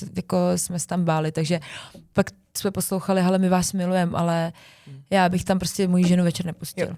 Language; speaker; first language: Czech; early bilingual, other home language; Arabic